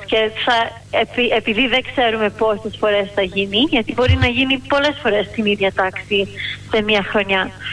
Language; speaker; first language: Greek; early bilingual, heritage; Greek